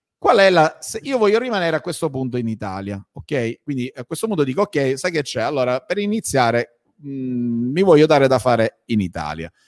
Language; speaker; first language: Italian; native; Italian